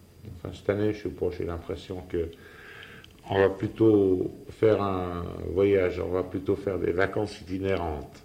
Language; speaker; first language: French; native; French